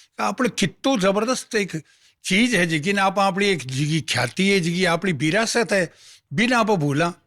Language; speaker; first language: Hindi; non-native, local second language; Marwari